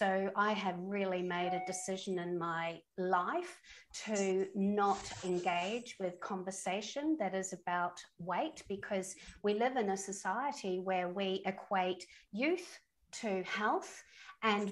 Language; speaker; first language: English; native; English